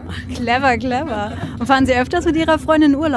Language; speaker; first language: German; native; German